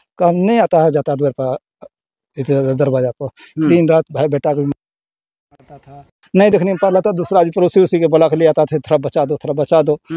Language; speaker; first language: Hindi; non-native, local second language; Maithili